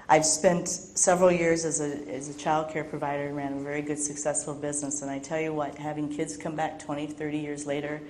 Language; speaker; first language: English; native; English